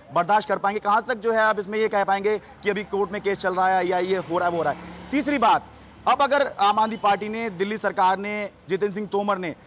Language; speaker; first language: Hindi; native; Hindi